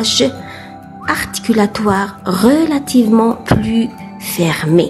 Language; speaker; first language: French; non-native, local second language; Arabic